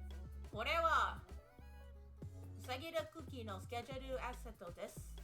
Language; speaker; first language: Japanese; non-native, learner; English